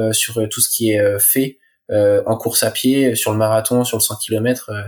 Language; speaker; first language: French; native; French